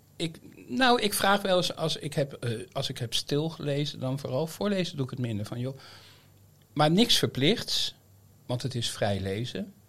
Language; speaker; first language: Dutch; native; Dutch